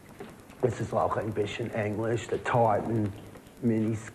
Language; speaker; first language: German; non-native, learner; English